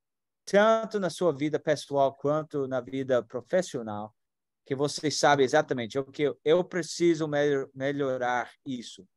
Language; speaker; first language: Portuguese; non-native, fluent; English